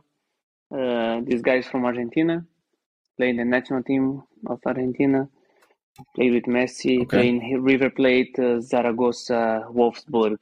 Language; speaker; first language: English; non-native, learner; Portuguese